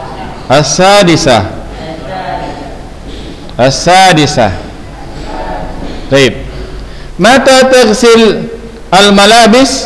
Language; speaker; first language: Arabic; non-native, fluent; Indonesian